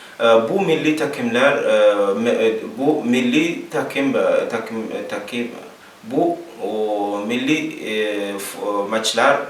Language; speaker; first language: Turkish; non-native, learner; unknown